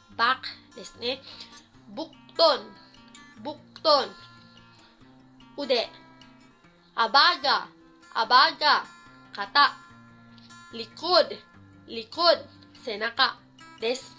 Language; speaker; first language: Japanese; non-native, fluent; Filipino